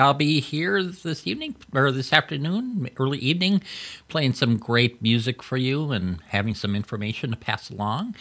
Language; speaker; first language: English; native; English